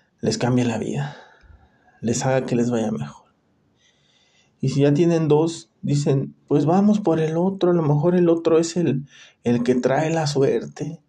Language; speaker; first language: Spanish; native; Spanish